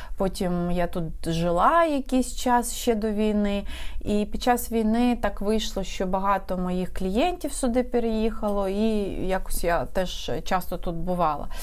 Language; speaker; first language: Ukrainian; non-native, local second language; Russian